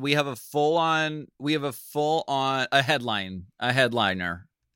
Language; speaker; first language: English; native; English